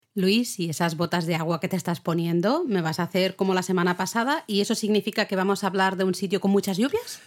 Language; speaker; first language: Spanish; native; Spanish